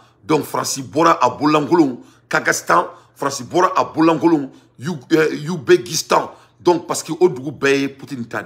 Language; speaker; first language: French; non-native, local second language; Bambara